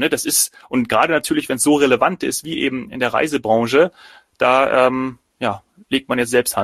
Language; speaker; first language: German; native; German